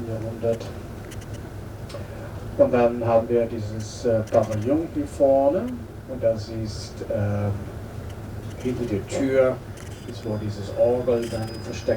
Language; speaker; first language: German; non-native, fluent; English